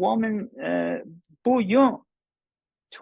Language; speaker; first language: Chinese; non-native, fluent; English